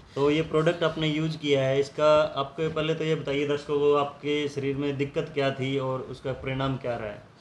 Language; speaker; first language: Hindi; native; Hindi